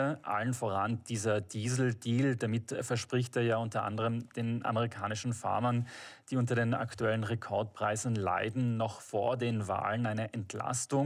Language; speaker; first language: German; native; German